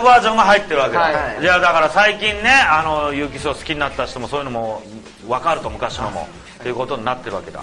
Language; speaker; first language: Japanese; native; Japanese